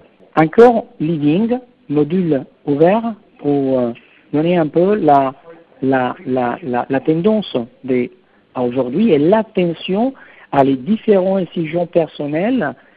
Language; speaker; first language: French; non-native, fluent; Italian